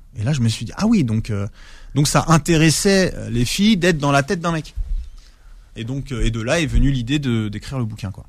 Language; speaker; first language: French; native; French